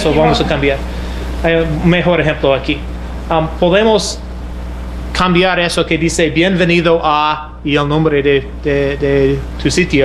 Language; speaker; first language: Spanish; non-native, fluent; English